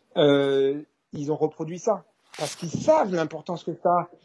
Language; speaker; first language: French; native; French